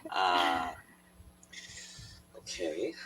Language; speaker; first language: English; non-native, learner; Korean